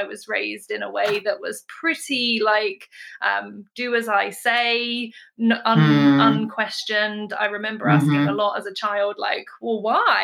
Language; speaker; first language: English; native; English